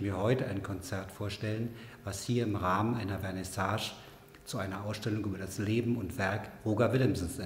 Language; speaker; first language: German; native; German